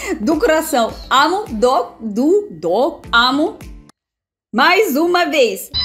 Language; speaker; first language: Portuguese; non-native, fluent; Russian